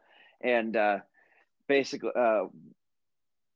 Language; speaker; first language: English; native; English